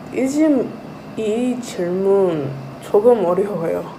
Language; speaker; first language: Korean; non-native, learner; English